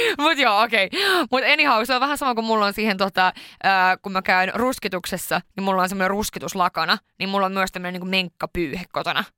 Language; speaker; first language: Finnish; early bilingual, heritage; Finnish